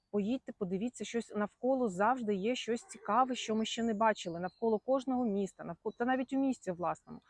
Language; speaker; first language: Ukrainian; non-native, local second language; Russian